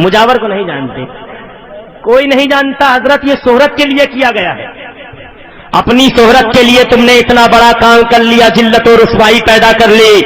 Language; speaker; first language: Urdu; native; Urdu